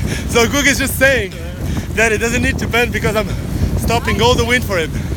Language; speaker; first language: English; non-native, fluent; Portuguese